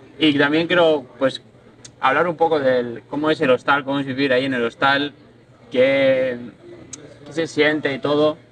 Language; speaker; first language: Spanish; native; Spanish